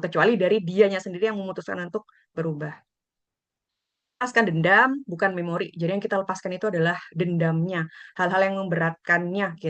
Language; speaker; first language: Indonesian; native; Indonesian